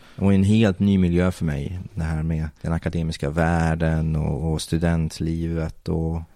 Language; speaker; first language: Swedish; early bilingual, other home language; Persian